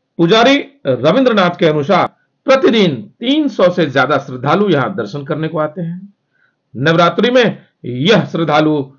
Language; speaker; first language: Hindi; native; Hindi